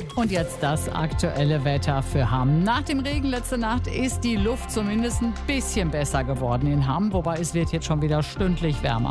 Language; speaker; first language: German; native; German